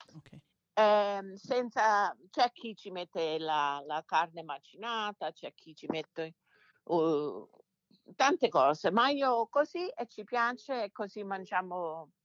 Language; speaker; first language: Italian; early bilingual, heritage; Italian